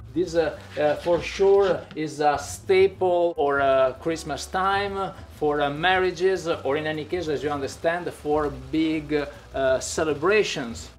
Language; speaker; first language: English; non-native, fluent; Italian